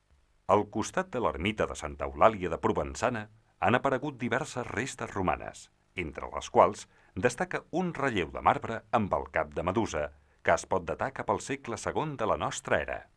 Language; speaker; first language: Catalan; native; Catalan